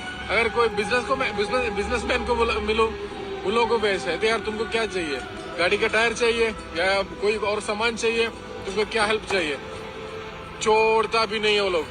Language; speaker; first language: Hindi; non-native, local second language; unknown